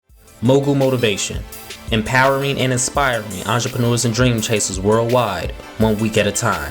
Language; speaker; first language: English; native; English